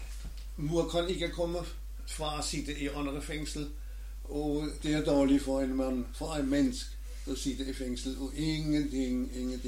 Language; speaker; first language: Danish; non-native, learner; German